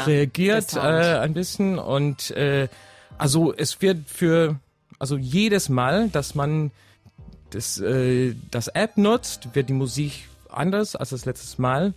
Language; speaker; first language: German; non-native, fluent; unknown